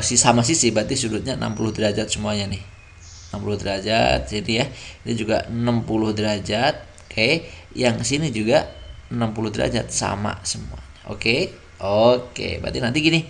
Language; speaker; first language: Indonesian; native; Indonesian